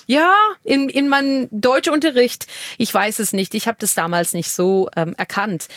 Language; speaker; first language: German; non-native, fluent; English